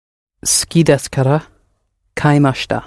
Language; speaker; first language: Japanese; non-native, learner; English